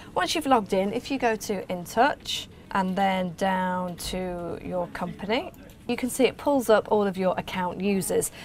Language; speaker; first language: English; native; English